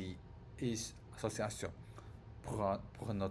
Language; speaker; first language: French; non-native, learner; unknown